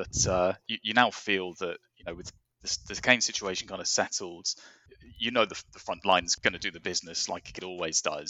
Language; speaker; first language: English; native; English